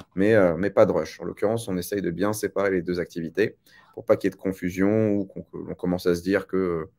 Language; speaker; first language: French; native; French